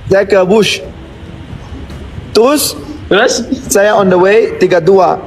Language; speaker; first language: Indonesian; non-native, learner; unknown